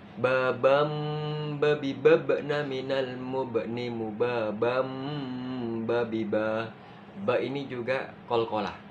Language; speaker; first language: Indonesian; non-native, local second language; Madurese